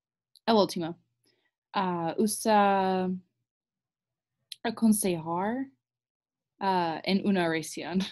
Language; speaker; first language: Spanish; non-native, learner; English